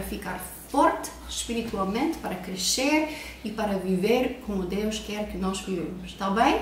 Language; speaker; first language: Portuguese; non-native, fluent; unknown